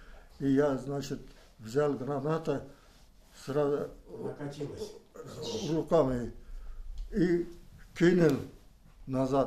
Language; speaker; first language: Russian; non-native, local second language; Tatar